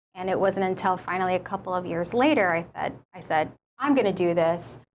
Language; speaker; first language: English; native; English